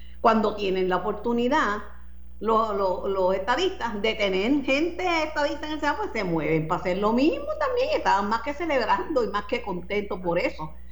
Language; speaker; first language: Spanish; native; Spanish